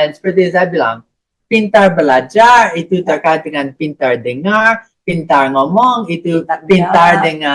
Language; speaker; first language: Indonesian; non-native, fluent; English